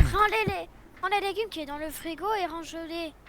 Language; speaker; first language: French; native; French